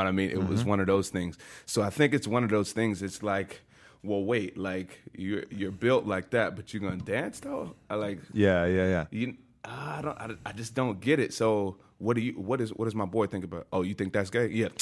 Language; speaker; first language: English; native; English